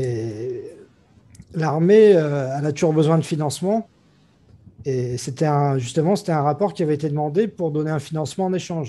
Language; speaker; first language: French; native; French